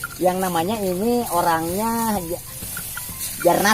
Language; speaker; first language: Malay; non-native, local second language; Sundanese